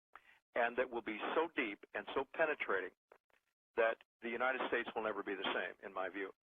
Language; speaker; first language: English; native; English